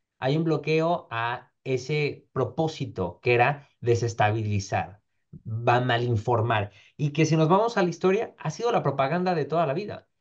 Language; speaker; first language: Spanish; native; Spanish